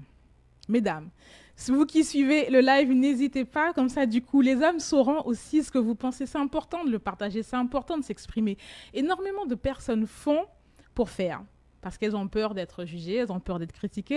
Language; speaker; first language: French; native; French